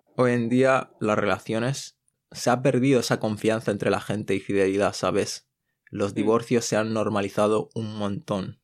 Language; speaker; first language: Spanish; early bilingual, other home language; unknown